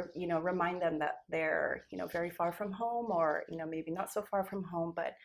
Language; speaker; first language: English; native; English